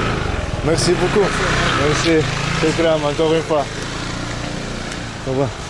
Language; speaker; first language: French; non-native, learner; Spanish